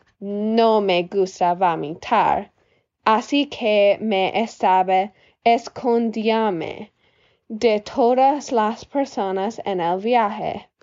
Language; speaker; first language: Spanish; non-native, learner; English